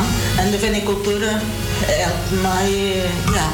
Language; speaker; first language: Dutch; non-native, learner; Portuguese